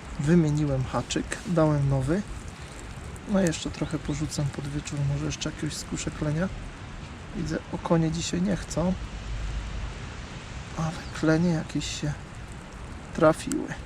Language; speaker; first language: Polish; native; Polish